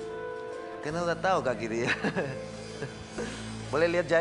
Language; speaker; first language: Indonesian; non-native, learner; Spanish